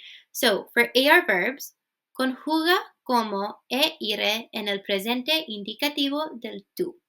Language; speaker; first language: Spanish; non-native, fluent; English